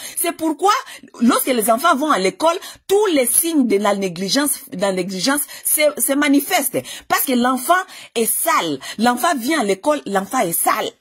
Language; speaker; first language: French; non-native, local second language; Lingala